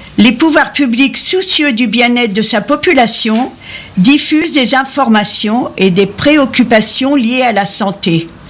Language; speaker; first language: French; native; French